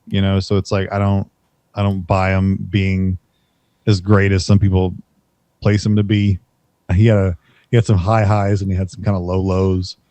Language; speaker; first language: English; native; English